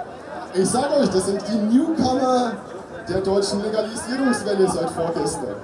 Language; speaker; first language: German; native; German